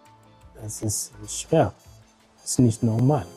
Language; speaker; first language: German; non-native, learner; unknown